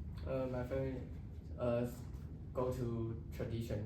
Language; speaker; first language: English; non-native, learner; Chinese